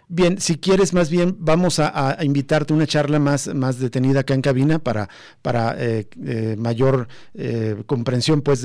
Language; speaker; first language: Spanish; native; Spanish